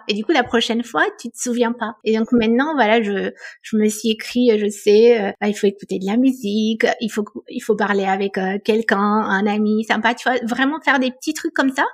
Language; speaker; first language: French; non-native, fluent; Romanian